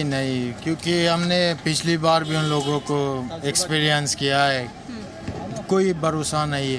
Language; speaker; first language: Hindi; non-native, fluent; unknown